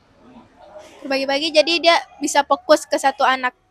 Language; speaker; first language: Indonesian; non-native, local second language; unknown